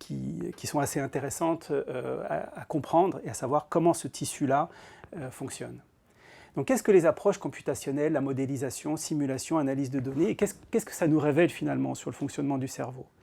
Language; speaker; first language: French; native; French